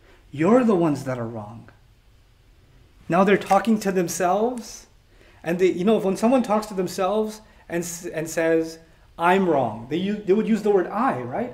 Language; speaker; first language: English; native; English